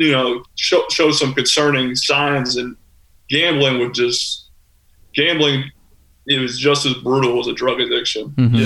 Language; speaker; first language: English; native; English